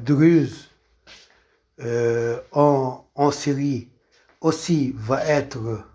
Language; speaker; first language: French; non-native, local second language; Arabic